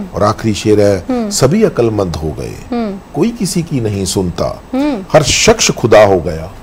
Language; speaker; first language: Hindi; native; Hindi